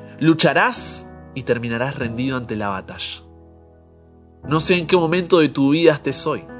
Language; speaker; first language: Spanish; native; Spanish